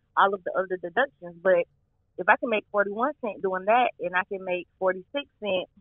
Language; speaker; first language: English; native; English